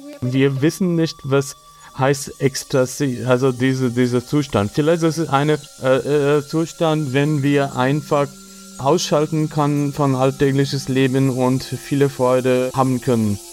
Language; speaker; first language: German; non-native, fluent; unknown